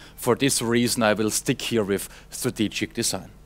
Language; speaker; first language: English; non-native, fluent; German